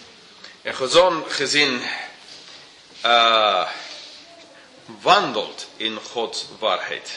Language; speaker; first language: Dutch; non-native, fluent; English